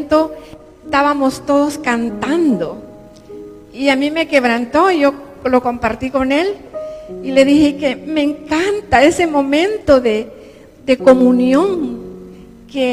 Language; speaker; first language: Spanish; native; Spanish